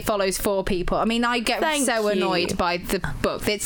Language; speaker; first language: English; native; English